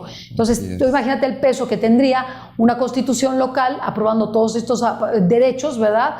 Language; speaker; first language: Spanish; native; Spanish